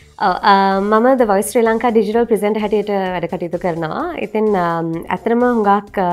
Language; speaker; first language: Sinhala; non-native, local second language; English